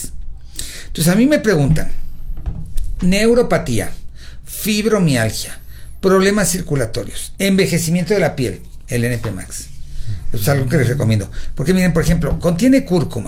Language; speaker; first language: Spanish; native; Spanish